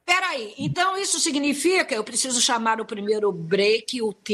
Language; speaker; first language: Portuguese; native; Portuguese